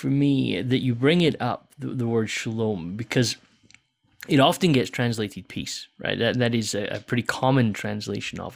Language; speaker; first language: English; native; English